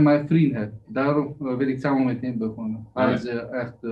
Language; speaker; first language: Dutch; non-native, learner; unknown